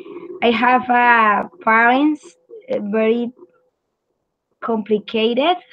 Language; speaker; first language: English; non-native, learner; Spanish